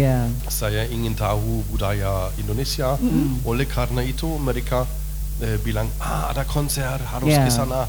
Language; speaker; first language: Indonesian; non-native, learner; German